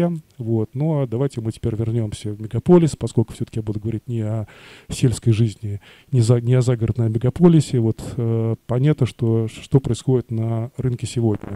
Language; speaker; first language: Russian; native; Russian